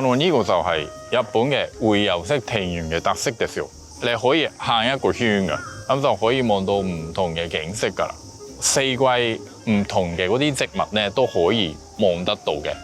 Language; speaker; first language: Cantonese; non-native, fluent; Japanese